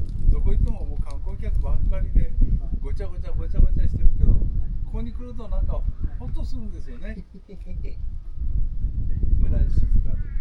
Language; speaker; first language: Japanese; native; Japanese